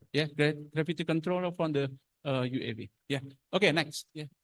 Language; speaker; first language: English; non-native, fluent; Indonesian